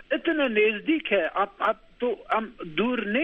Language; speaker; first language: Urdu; non-native, learner; Turkish